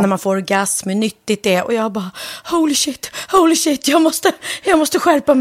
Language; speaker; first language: Swedish; native; Swedish